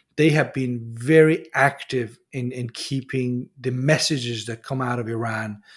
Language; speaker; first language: English; non-native, fluent; Persian